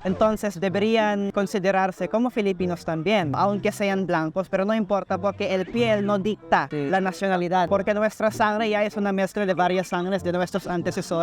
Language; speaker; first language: Spanish; non-native, fluent; Filipino